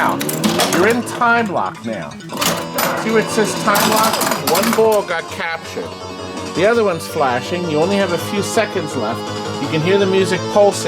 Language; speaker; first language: English; native; English